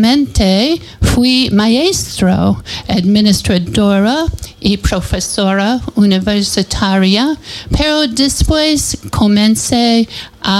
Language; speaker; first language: Spanish; non-native, learner; English